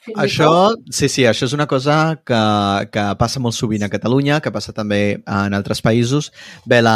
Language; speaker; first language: Catalan; non-native, fluent; Spanish